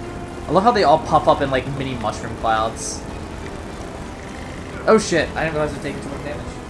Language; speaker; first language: English; native; English